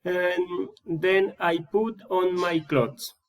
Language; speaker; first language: English; non-native, learner; Spanish